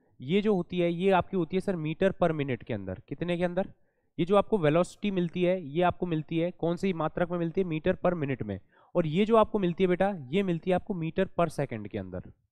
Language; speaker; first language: Hindi; native; Hindi